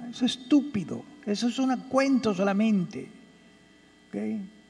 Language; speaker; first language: Spanish; early bilingual, heritage; Spanish